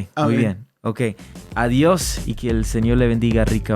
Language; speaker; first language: Spanish; early bilingual, heritage; English